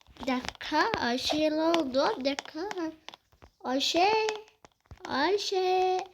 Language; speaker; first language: Turkish; native; Turkish